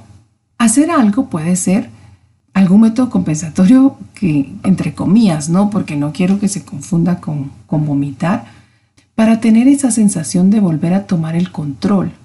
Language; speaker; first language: Spanish; native; Spanish